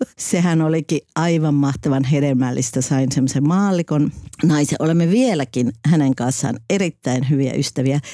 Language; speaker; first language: Finnish; native; Finnish